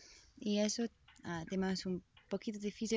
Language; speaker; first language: Spanish; non-native, learner; English